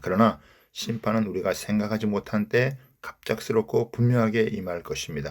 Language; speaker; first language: Korean; native; Korean